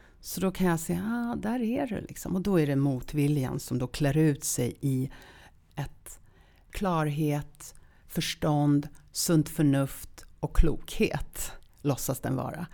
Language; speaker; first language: Swedish; early bilingual, other home language; Polish